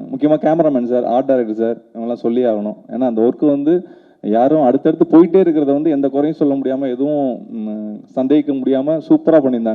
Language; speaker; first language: Tamil; native; Tamil